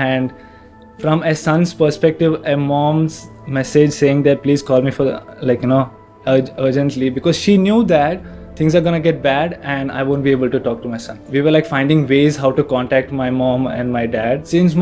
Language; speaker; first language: English; non-native, local second language; Kashmiri